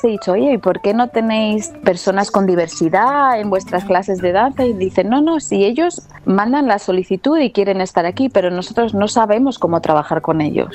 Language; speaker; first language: Spanish; native; Spanish